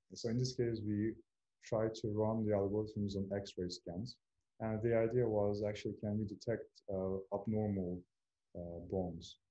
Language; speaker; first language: English; non-native, fluent; Turkish